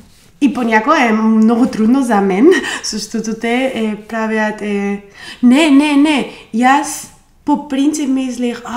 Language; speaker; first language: Bulgarian; non-native, learner; Spanish